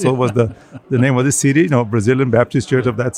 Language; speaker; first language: English; non-native, fluent; Portuguese